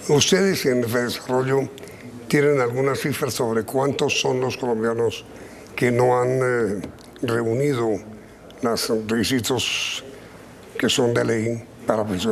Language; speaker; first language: Spanish; native; Spanish